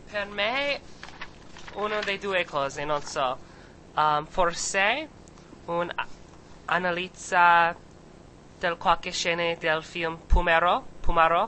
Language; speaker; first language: Italian; non-native, learner; English